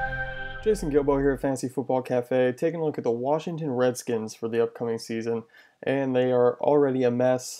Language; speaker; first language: English; native; English